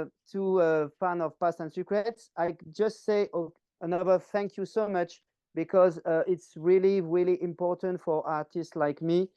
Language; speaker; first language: English; non-native, learner; French